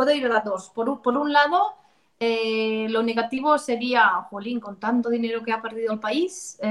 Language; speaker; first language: Spanish; non-native, fluent; Danish